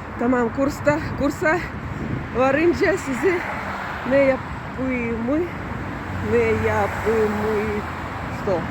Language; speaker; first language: Turkish; non-native, learner; Russian